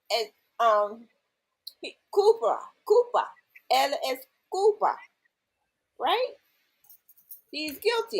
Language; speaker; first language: Spanish; non-native, learner; English